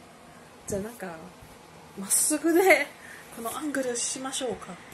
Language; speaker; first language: Japanese; non-native, learner; Filipino